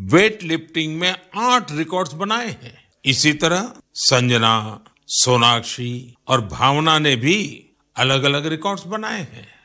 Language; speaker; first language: Hindi; non-native, local second language; Gujarati